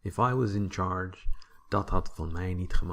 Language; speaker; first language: Dutch; non-native, fluent; English